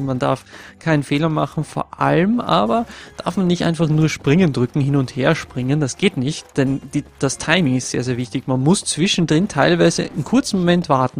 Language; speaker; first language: German; native; German